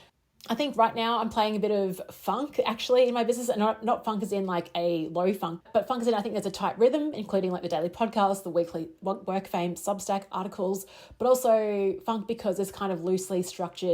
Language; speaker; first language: English; native; English